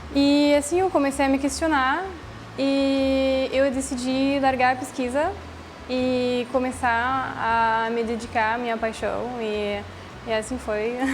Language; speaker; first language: Portuguese; non-native, fluent; French